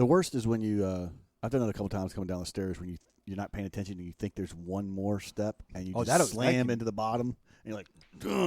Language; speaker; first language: English; native; English